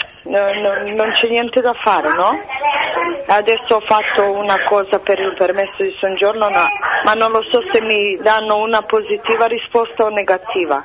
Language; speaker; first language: Italian; non-native, fluent; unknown